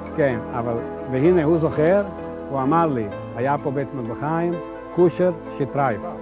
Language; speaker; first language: Hebrew; non-native, fluent; Yiddish